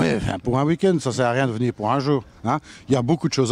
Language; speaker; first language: French; native; French